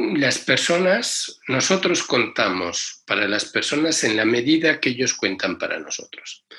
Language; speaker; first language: Spanish; native; Spanish